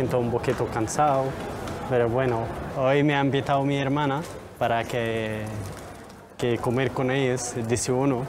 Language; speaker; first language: Spanish; non-native, learner; Arabic